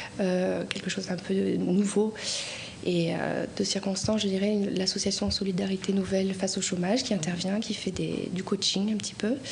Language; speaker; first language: French; native; French